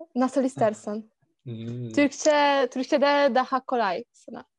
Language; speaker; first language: Turkish; non-native, fluent; Polish